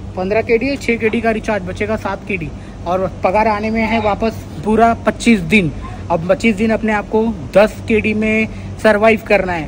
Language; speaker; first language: Hindi; native; Hindi